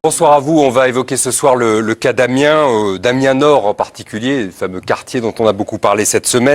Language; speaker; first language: French; native; French